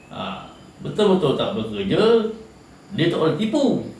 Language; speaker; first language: Malay; native; Malay